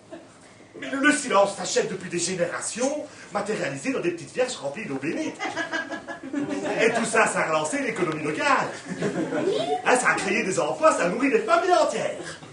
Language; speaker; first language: French; native; French